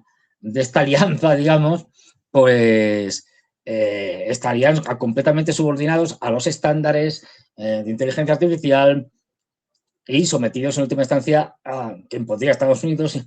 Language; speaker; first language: Spanish; native; Spanish